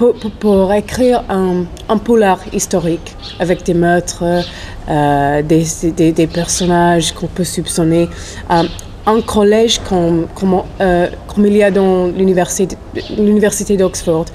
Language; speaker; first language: French; non-native, fluent; English